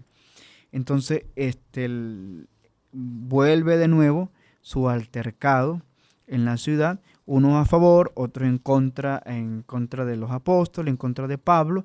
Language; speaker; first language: Spanish; native; Spanish